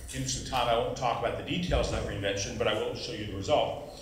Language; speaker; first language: English; native; English